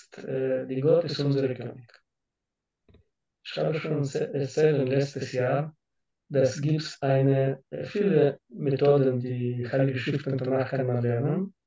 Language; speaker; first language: German; non-native, learner; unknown